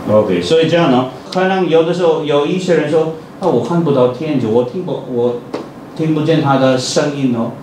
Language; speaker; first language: Chinese; non-native, fluent; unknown